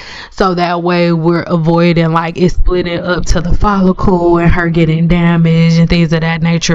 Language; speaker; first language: English; native; English